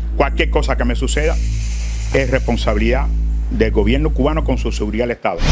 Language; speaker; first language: Spanish; native; Spanish